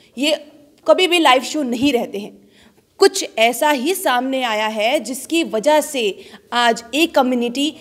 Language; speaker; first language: Hindi; native; Hindi